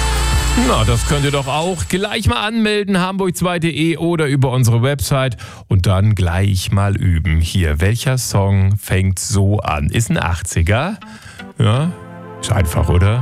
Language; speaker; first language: German; native; German